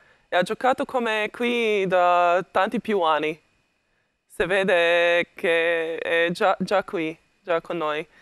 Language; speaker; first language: Italian; non-native, learner; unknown